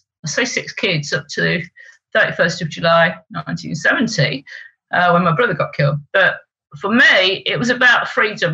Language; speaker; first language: English; native; English